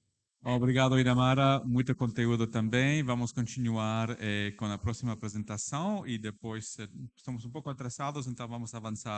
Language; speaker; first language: Portuguese; non-native, learner; English